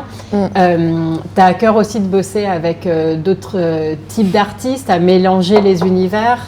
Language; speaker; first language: French; native; French